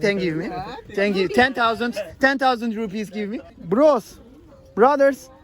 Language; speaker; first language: English; non-native, learner; Turkish